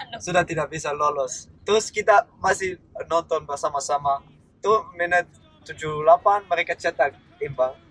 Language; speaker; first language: Indonesian; non-native, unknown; Dutch